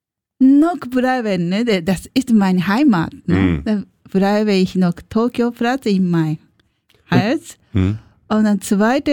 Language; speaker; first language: German; non-native, learner; Japanese